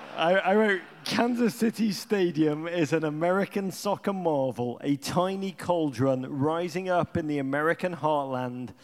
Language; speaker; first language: English; native; English